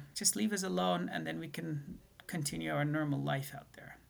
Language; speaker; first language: English; non-native, fluent; Persian